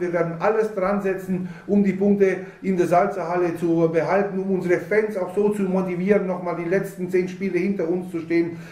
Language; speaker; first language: German; native; German